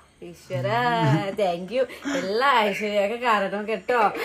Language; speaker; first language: Malayalam; non-native, learner; Nepali